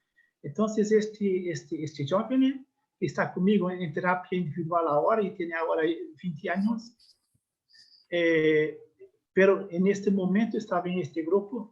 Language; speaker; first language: Spanish; non-native, learner; Portuguese